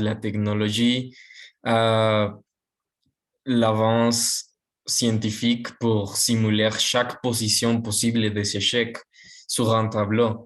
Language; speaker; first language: French; non-native, learner; Spanish